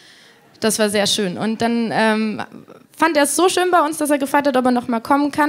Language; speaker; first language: German; native; German